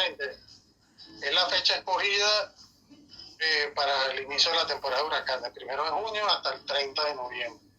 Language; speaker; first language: Spanish; native; Spanish